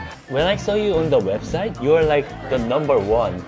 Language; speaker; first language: English; non-native, fluent; Korean